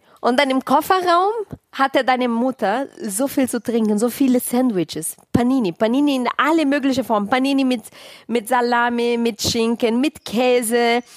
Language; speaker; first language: German; non-native, fluent; Portuguese